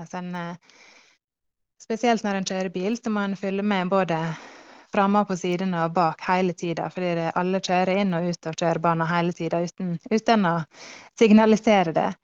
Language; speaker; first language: Norwegian; early bilingual, heritage; Norwegian